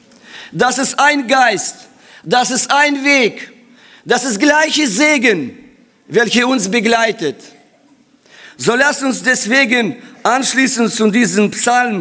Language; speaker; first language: German; non-native, fluent; Russian